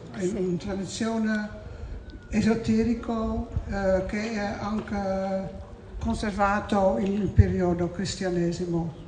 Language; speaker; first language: Italian; non-native, fluent; Dutch